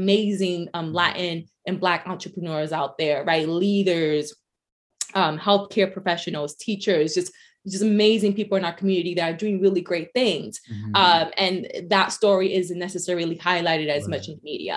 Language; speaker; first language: English; early bilingual, other home language; Spanish